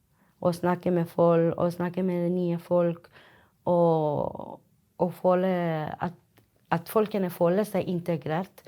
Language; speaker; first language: Norwegian; non-native, fluent; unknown